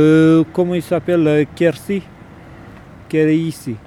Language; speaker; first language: French; non-native, learner; Romanian